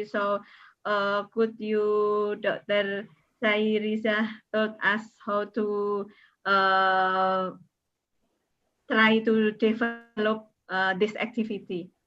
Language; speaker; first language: English; non-native, learner; Indonesian